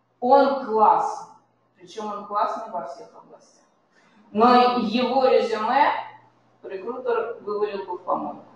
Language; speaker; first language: Russian; native; Russian